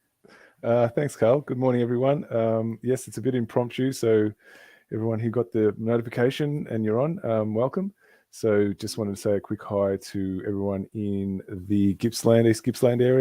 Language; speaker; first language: English; native; English